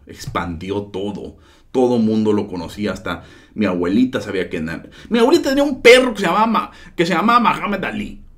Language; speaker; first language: Spanish; early bilingual, heritage; Spanish